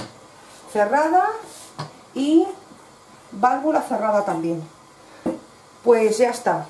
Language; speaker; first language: Spanish; native; Spanish